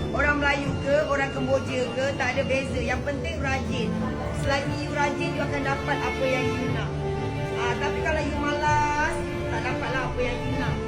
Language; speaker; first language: Malay; early bilingual, other home language; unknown